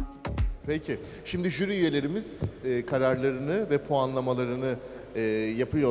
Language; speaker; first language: Turkish; native; Turkish